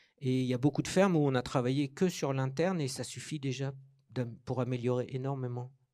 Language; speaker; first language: French; native; French